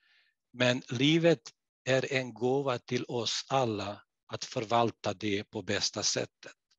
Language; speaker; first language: Swedish; non-native, fluent; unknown